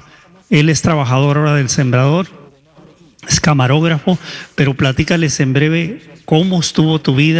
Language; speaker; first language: Spanish; native; Spanish